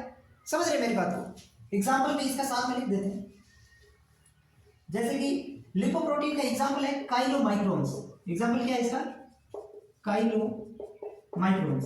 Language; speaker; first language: Hindi; native; Hindi